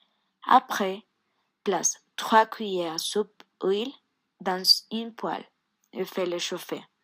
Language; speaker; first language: French; non-native, learner; Spanish